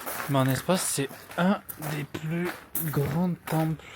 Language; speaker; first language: French; native; French